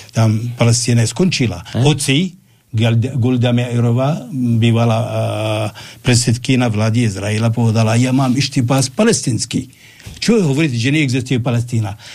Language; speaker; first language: Slovak; non-native, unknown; Arabic